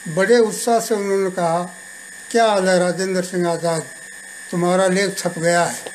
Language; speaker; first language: Hindi; native; Hindi